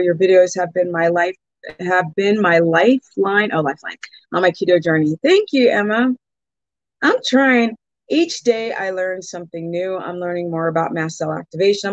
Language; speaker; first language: English; native; English